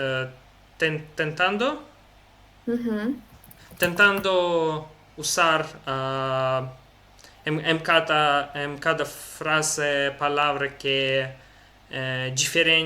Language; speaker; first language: Portuguese; non-native, learner; Russian